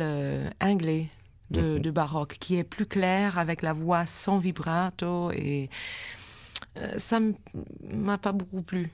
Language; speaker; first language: French; non-native, fluent; English